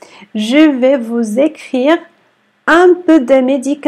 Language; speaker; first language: French; non-native, fluent; Arabic